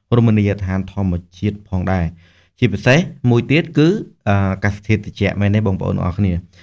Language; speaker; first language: Khmer; native; Khmer